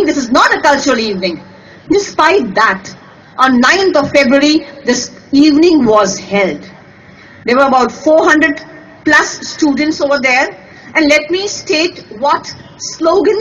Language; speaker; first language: English; non-native, local second language; Hindi